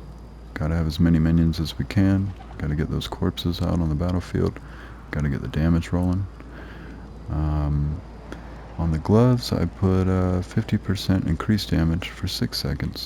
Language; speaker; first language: English; native; English